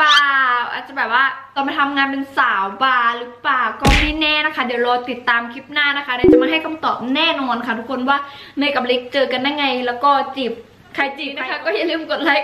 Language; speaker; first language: Thai; native; Thai